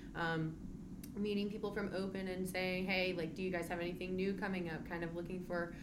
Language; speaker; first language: English; native; English